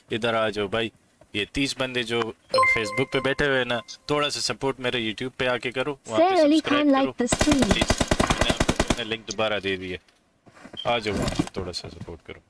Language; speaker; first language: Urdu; non-native, local second language; Pashto